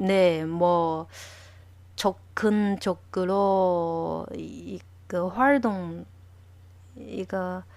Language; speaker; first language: Korean; non-native, learner; Chinese